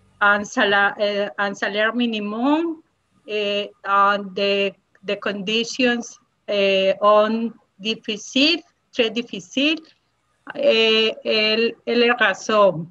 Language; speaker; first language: French; non-native, learner; Spanish